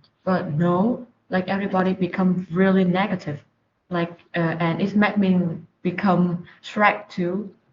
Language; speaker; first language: English; non-native, learner; Vietnamese